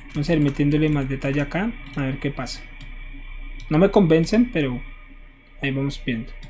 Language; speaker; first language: Spanish; native; Spanish